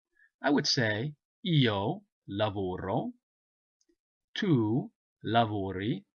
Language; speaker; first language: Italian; non-native, fluent; English